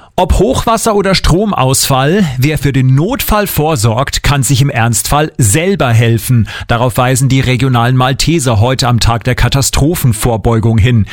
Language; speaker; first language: German; native; German